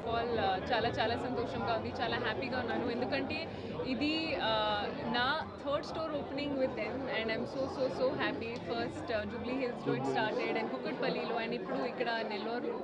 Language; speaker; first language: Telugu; non-native, learner; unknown